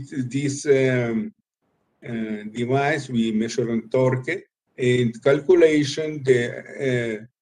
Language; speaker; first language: English; non-native, learner; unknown